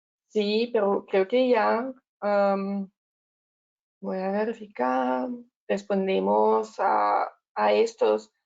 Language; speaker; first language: Spanish; non-native, learner; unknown